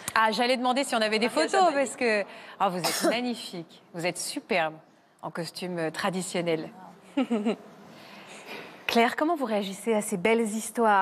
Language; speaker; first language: French; native; French